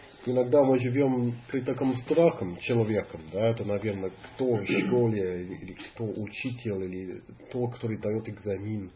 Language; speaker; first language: Russian; non-native, fluent; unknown